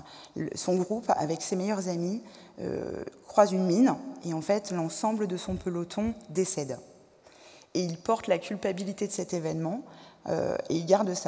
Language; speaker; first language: French; native; French